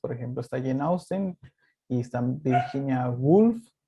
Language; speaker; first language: Spanish; native; Spanish